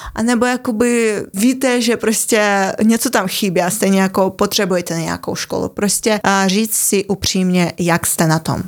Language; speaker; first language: Czech; non-native, fluent; Russian